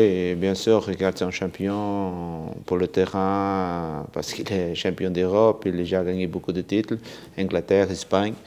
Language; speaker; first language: French; non-native, fluent; Portuguese